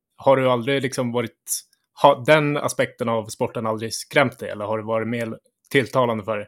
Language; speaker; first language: Swedish; native; Swedish